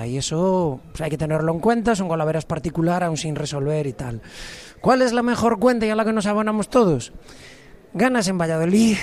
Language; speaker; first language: Spanish; native; Spanish